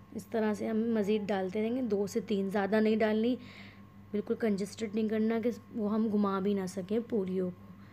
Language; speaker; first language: Hindi; native; Hindi